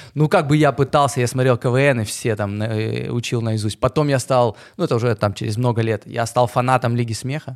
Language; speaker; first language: Russian; native; Russian